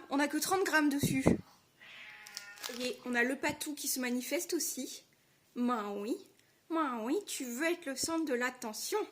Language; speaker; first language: French; native; French